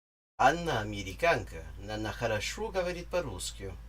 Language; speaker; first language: Russian; non-native, learner; English